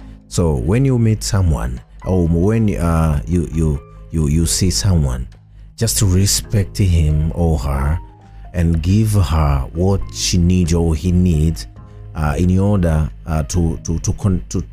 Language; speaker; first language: English; non-native, local second language; Swahili